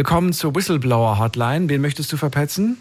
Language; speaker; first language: German; native; German